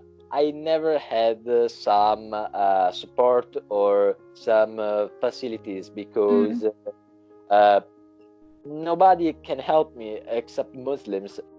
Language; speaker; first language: English; non-native, learner; Italian